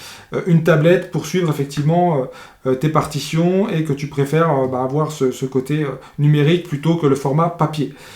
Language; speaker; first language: French; native; French